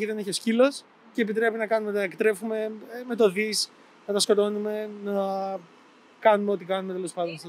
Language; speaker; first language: Greek; native; Greek